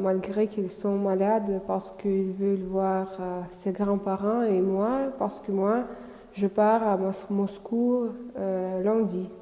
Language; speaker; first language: French; non-native, fluent; Russian